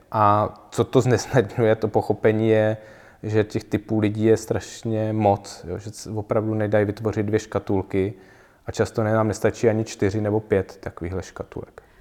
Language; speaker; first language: Czech; native; Czech